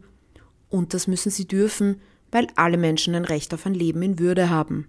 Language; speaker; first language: German; native; German